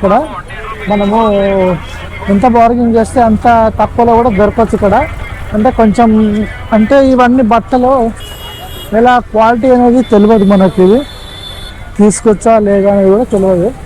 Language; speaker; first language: Telugu; native; Telugu